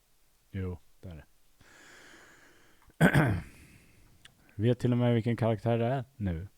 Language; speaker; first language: Swedish; native; Swedish